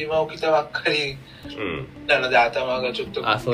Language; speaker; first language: Japanese; non-native, learner; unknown